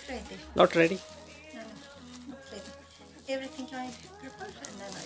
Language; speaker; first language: English; non-native, learner; Turkish